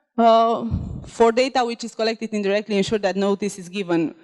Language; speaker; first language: English; non-native, fluent; Romanian